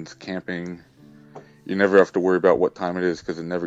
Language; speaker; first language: English; native; English